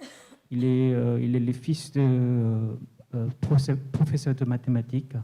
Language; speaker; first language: French; non-native, fluent; Korean